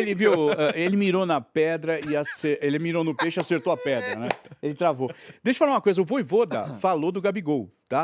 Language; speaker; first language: Portuguese; native; Portuguese